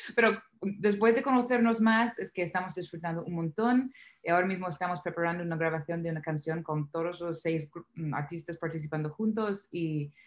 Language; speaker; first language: Spanish; non-native, fluent; English